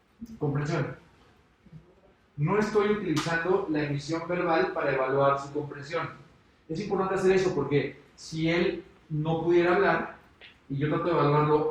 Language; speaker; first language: Spanish; native; Spanish